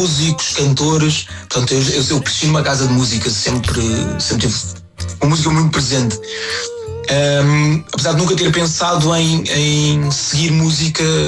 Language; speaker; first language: Portuguese; native; Portuguese